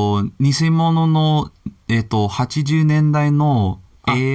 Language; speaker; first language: Japanese; non-native, learner; English